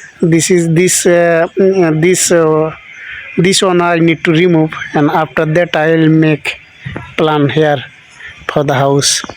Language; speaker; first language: English; non-native, learner; Bangla